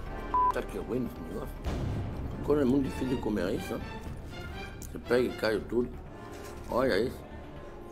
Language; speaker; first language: Portuguese; non-native, fluent; French